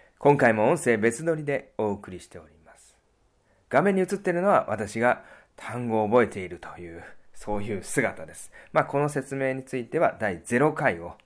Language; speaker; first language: Japanese; native; Japanese